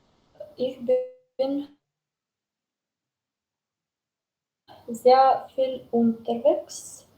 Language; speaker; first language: German; non-native, learner; Macedonian